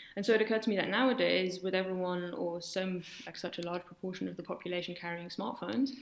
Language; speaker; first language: English; native; English